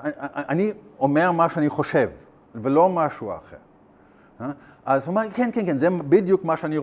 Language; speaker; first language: Hebrew; non-native, learner; German